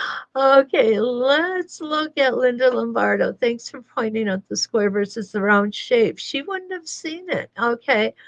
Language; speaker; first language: English; native; English